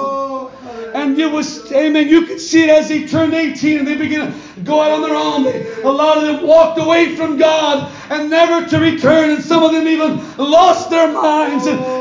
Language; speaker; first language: English; native; English